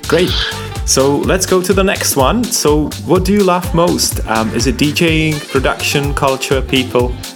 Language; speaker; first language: English; non-native, fluent; Czech